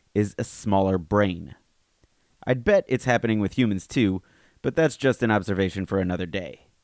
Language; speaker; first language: English; native; English